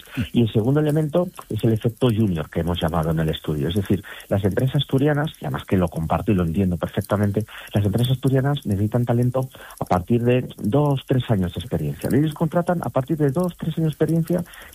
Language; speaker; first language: Spanish; native; Spanish